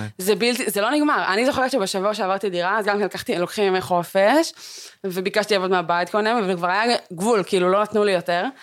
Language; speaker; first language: Hebrew; native; Hebrew